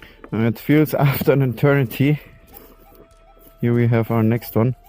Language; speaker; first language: English; non-native, learner; German